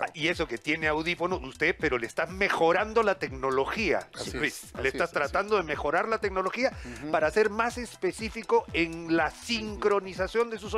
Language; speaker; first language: Spanish; native; Spanish